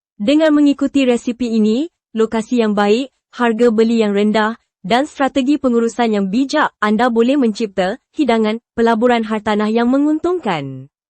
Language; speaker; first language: Malay; native; Malay